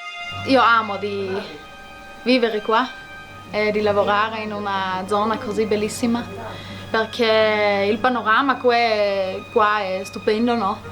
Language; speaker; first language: Italian; non-native, local second language; German